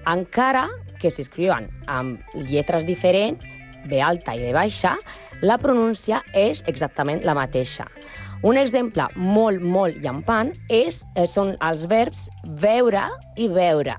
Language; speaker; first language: Catalan; non-native, learner; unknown